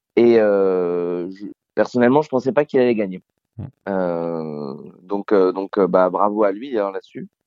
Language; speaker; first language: French; native; French